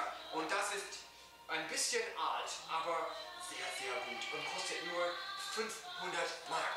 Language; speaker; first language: German; non-native, learner; English